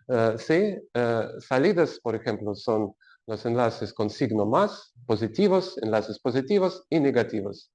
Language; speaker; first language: Spanish; non-native, learner; Russian